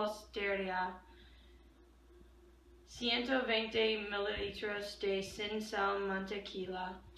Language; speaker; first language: Spanish; non-native, learner; English